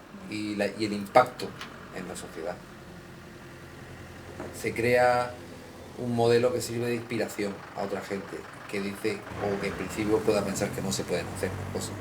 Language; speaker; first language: Spanish; native; Spanish